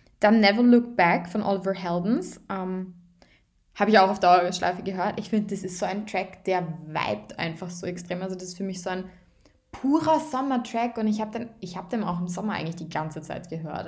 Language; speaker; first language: German; native; German